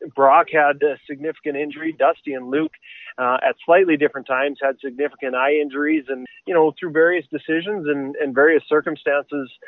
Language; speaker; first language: English; native; English